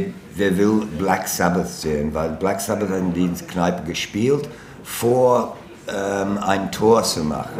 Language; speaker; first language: German; non-native, learner; English